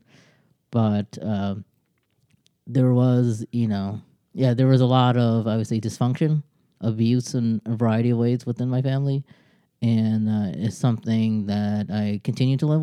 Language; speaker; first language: English; native; English